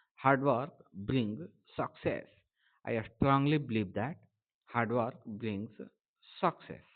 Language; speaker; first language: Hindi; native; Hindi